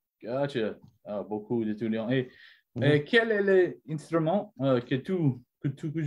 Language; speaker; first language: French; non-native, learner; English